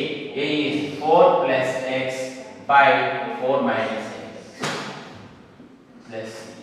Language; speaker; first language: English; non-native, local second language; Kannada